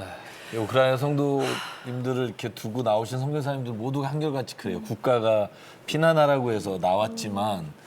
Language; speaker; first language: Korean; native; Korean